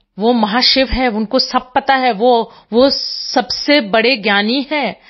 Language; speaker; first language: Hindi; non-native, local second language; Bangla